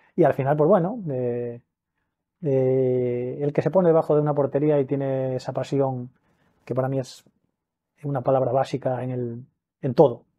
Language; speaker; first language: Spanish; native; Spanish